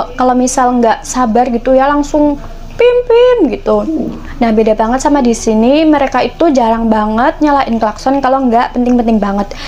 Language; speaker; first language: Indonesian; native; Indonesian